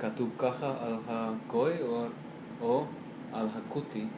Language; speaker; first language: Hebrew; non-native, learner; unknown